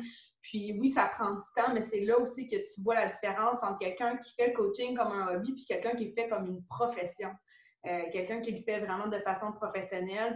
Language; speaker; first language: French; native; French